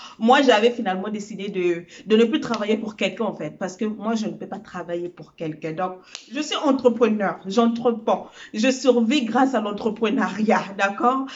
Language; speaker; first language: French; early bilingual, other home language; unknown